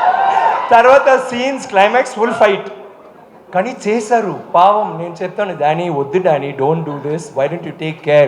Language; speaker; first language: Telugu; non-native, local second language; Tamil